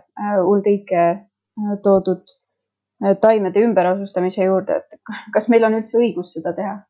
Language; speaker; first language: Estonian; native; Estonian